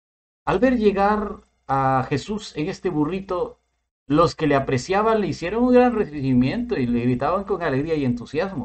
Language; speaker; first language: Spanish; native; Spanish